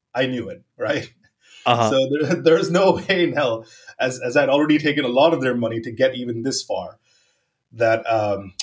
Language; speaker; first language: English; non-native, local second language; Gujarati